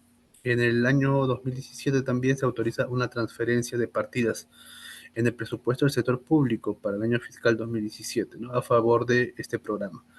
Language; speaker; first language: Spanish; native; Spanish